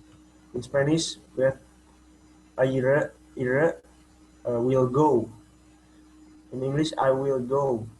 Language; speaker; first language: English; non-native, learner; Indonesian